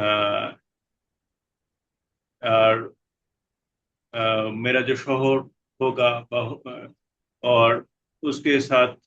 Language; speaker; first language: Hindi; non-native, learner; Bangla